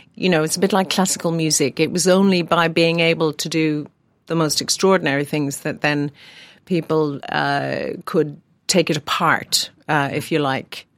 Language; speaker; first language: English; native; English